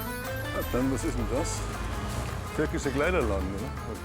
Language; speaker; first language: German; native; German